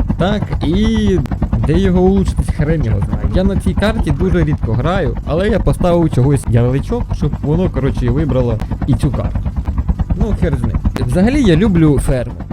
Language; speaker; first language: Ukrainian; non-native, local second language; Russian